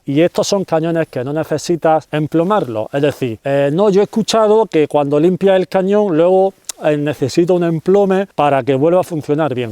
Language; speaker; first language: Spanish; native; Spanish